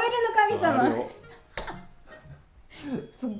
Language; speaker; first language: Japanese; non-native, learner; German